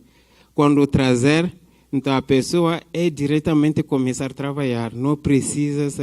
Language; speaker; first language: Portuguese; non-native, fluent; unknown